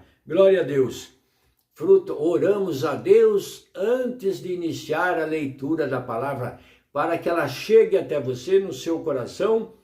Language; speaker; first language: Portuguese; native; Portuguese